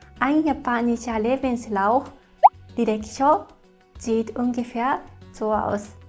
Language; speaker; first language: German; non-native, fluent; Japanese